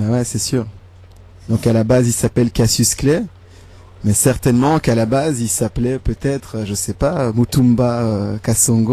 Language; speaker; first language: French; native; French